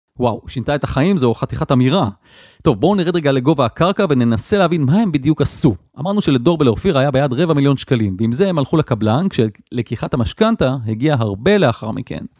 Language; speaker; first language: Hebrew; native; Hebrew